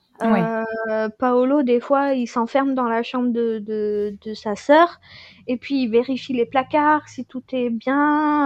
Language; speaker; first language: French; native; French